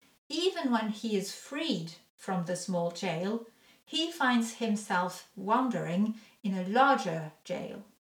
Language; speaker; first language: English; non-native, fluent; French